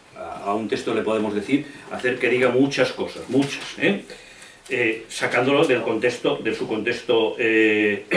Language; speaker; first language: Spanish; native; Spanish